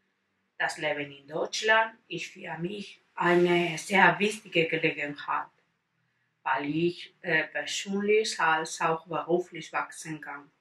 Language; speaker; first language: German; non-native, learner; Spanish